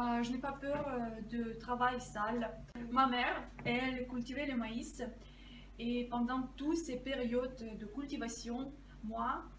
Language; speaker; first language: French; non-native, fluent; Russian